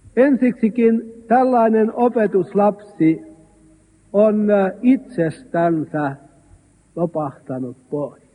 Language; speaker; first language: Finnish; non-native, local second language; Swedish